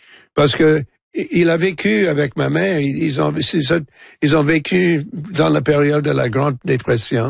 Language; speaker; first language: French; non-native, local second language; English